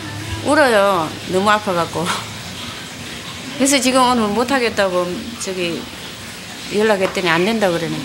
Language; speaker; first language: Korean; native; Korean